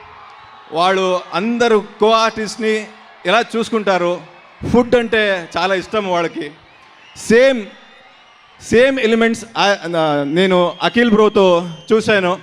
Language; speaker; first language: Telugu; non-native, learner; Kannada